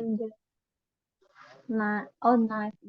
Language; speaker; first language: English; non-native, learner; Indonesian